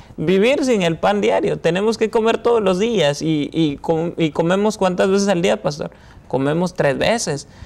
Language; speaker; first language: Spanish; native; Spanish